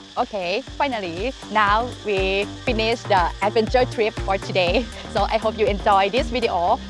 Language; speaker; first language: English; non-native, learner; Thai